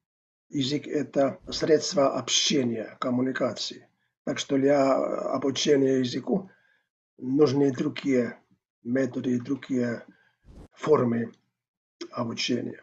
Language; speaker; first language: Russian; non-native, fluent; Finnish